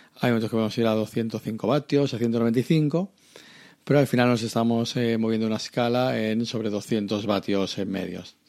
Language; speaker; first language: Spanish; native; Spanish